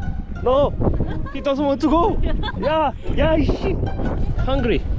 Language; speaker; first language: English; non-native, learner; Korean